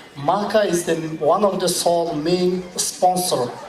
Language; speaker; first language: English; non-native, learner; Mongolian